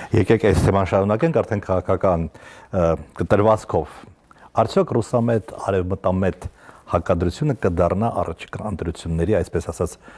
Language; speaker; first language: Armenian; native; Armenian